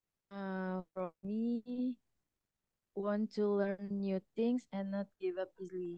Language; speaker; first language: English; non-native, learner; Indonesian